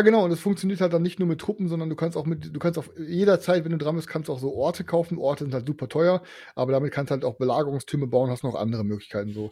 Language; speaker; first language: German; native; German